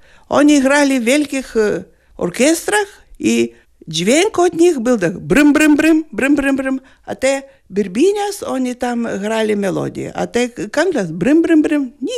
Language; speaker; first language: Polish; non-native, learner; Lithuanian